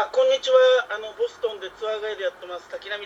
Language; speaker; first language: Japanese; native; Japanese